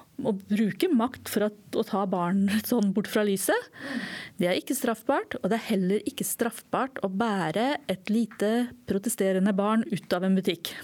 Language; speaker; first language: Norwegian; native; Norwegian